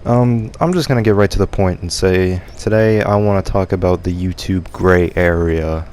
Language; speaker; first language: English; native; English